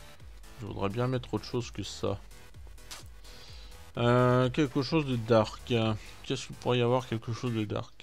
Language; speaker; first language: French; native; French